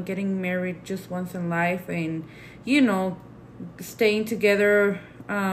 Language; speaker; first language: English; non-native, fluent; Spanish